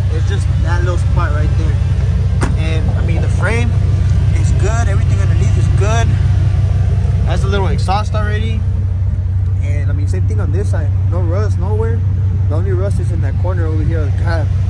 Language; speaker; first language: English; early bilingual, other home language; Spanish